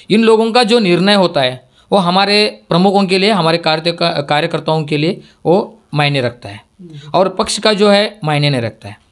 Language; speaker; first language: Hindi; non-native, local second language; Marathi